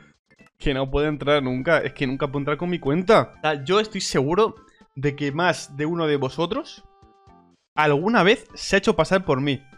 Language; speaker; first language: Spanish; native; Spanish